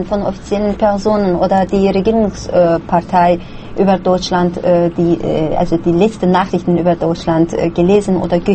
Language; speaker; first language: German; non-native, fluent; Azerbaijani